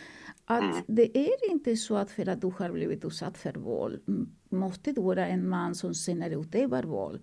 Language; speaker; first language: Swedish; non-native, fluent; Spanish